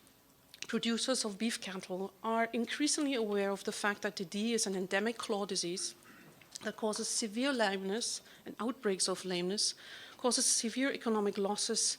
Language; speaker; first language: English; non-native, fluent; German